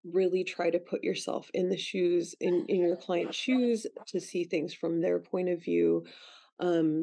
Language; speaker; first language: English; native; English